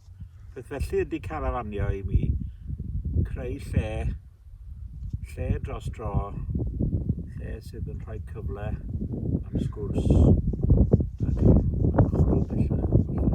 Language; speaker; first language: Welsh; native; Welsh